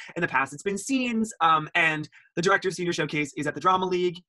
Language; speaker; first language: English; native; English